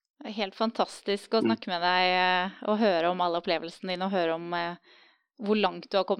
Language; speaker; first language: Norwegian; native; Norwegian